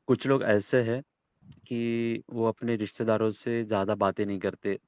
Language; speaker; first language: Hindi; non-native, local second language; Marathi